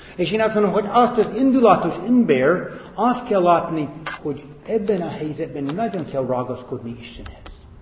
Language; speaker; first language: Hungarian; non-native, fluent; English